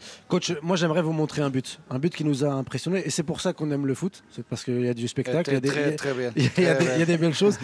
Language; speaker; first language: French; native; French